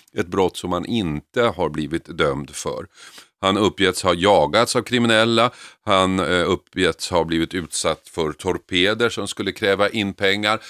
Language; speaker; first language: Swedish; native; Swedish